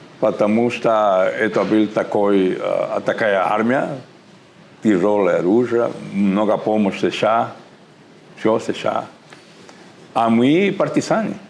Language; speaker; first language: Russian; non-native, learner; Spanish